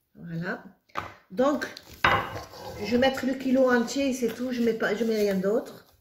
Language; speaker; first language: French; non-native, local second language; Arabic